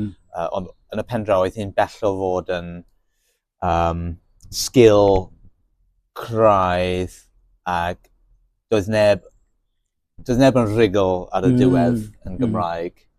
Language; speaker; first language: Welsh; non-native, local second language; English